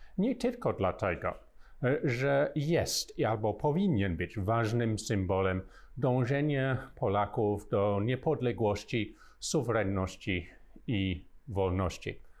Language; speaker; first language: Polish; non-native, fluent; English